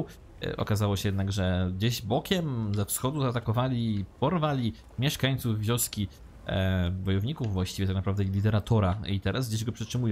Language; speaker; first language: Polish; native; Polish